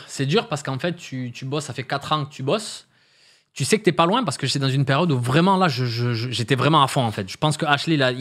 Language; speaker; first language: French; native; French